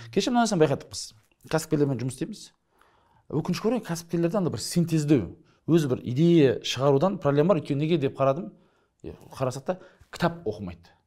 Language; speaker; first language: Kazakh; native; Kazakh